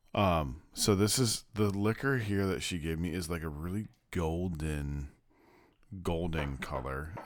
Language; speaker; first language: English; native; English